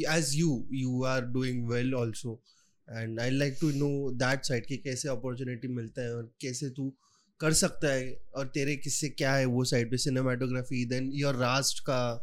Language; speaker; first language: Hindi; non-native, local second language; Marathi